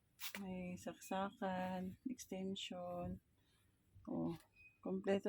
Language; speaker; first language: Filipino; native; Filipino